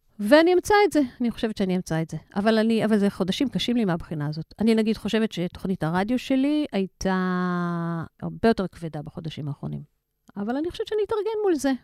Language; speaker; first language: Hebrew; native; Hebrew